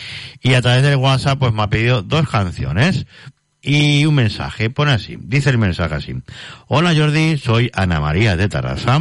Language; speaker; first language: Spanish; native; Spanish